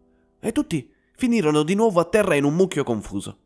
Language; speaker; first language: Italian; native; Italian